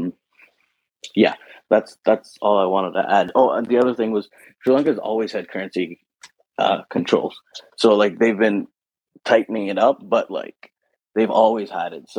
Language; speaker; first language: English; native; English